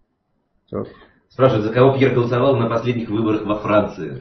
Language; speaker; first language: Russian; native; Russian